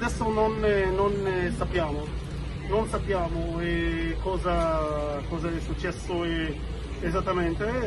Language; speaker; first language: Italian; non-native, learner; Hebrew